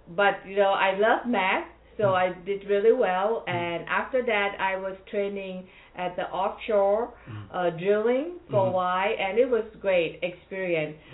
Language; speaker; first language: English; non-native, fluent; Thai